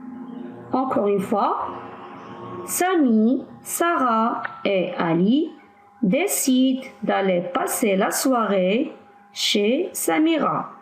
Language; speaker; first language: French; non-native, local second language; Arabic